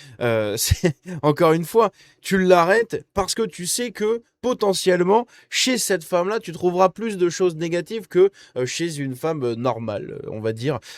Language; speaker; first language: French; native; French